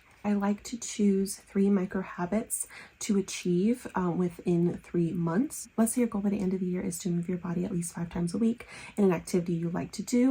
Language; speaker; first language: English; native; English